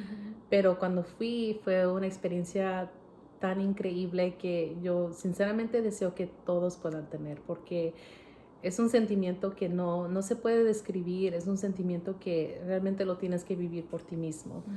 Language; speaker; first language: Spanish; early bilingual, heritage; Spanish